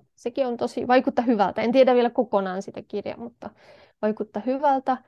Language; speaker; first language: Finnish; non-native, fluent; Polish